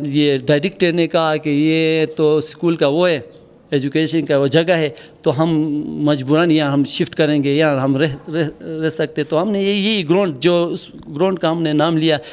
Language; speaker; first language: Urdu; non-native, local second language; Khowar